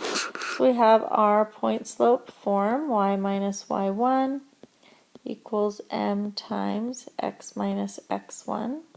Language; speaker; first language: English; native; English